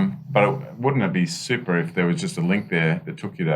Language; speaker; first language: English; native; English